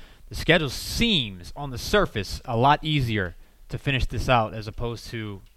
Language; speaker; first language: English; native; English